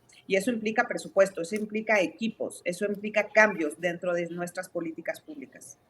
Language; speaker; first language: Spanish; native; Spanish